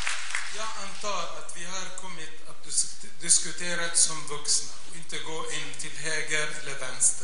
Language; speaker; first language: Swedish; non-native, fluent; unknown